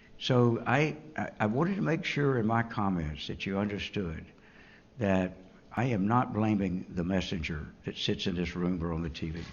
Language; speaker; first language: English; native; English